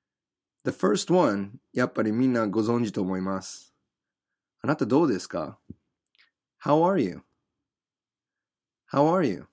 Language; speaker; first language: Japanese; non-native, fluent; English